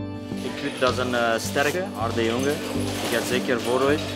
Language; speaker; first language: Dutch; non-native, learner; Armenian